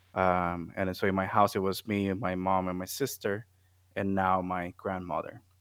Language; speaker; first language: English; non-native, fluent; Spanish